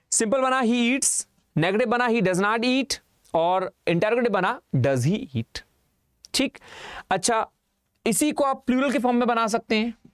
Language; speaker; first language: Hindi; native; Hindi